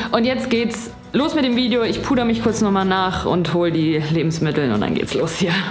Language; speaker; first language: German; early bilingual, other home language; Polish